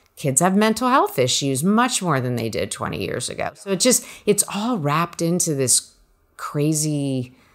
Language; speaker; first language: English; native; English